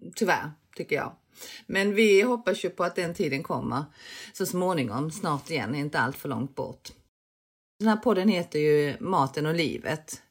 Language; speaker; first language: Swedish; early bilingual, other home language; Korean